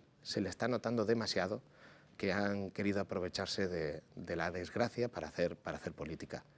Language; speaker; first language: Spanish; native; Spanish